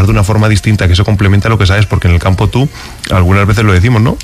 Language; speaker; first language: Spanish; native; Spanish